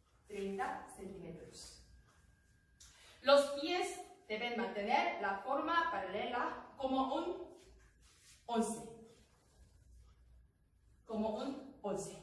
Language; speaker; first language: Spanish; non-native, learner; Korean